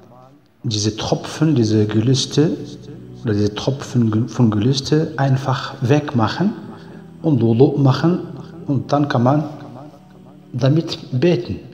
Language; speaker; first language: German; non-native, fluent; Arabic